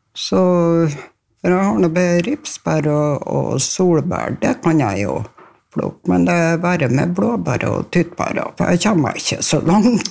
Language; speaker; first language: Norwegian; native; Norwegian